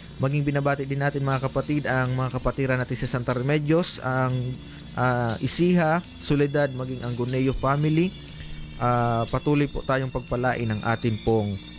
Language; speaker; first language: Filipino; non-native, local second language; Bikol